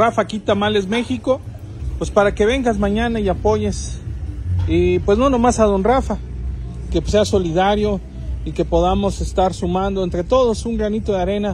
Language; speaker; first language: Spanish; native; Spanish